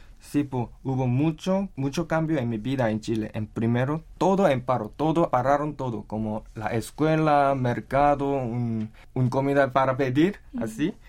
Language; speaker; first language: Spanish; non-native, learner; Korean